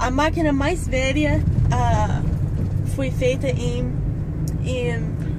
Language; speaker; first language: Portuguese; non-native, fluent; English